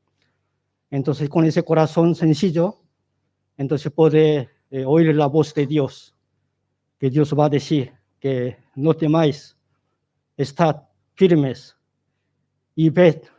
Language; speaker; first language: Spanish; non-native, learner; Korean